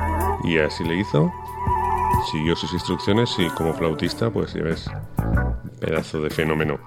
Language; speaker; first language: Spanish; native; Spanish